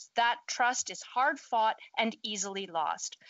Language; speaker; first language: English; native; English